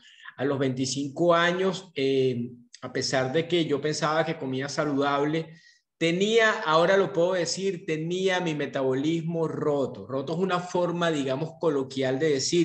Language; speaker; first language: Spanish; native; Spanish